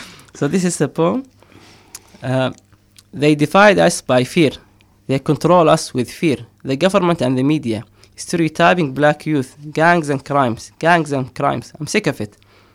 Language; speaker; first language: English; non-native, fluent; Somali